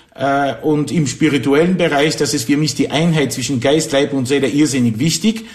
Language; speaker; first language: German; non-native, fluent; Polish